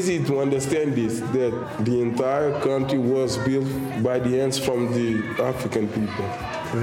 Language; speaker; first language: English; non-native, fluent; Kabuverdianu